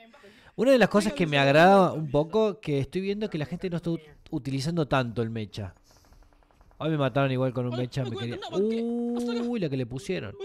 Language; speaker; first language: Spanish; native; Spanish